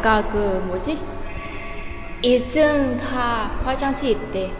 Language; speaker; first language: Korean; non-native, fluent; Vietnamese